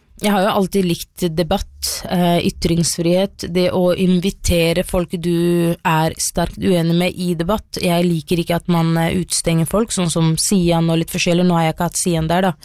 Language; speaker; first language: Norwegian; early bilingual, other home language; Somali